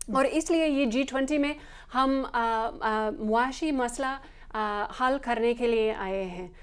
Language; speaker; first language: Hindi; non-native, fluent; English